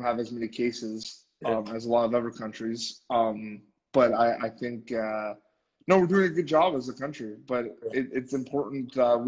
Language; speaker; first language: English; native; English